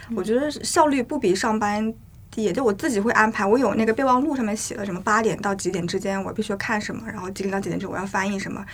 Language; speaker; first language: Chinese; native; Chinese